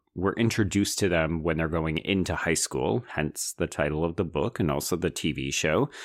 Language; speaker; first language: English; native; English